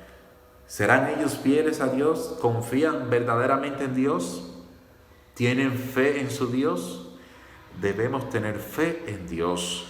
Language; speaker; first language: Spanish; native; Spanish